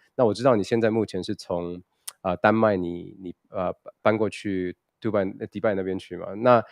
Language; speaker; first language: Chinese; early bilingual, other home language; Indonesian